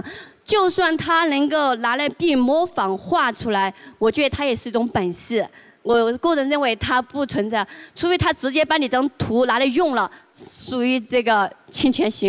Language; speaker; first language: Chinese; native; Chinese